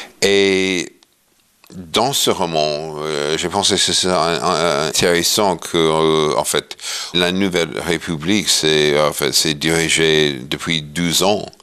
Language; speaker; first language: French; non-native, fluent; English